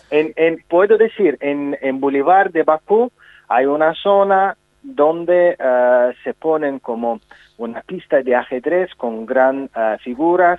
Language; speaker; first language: Spanish; non-native, fluent; Azerbaijani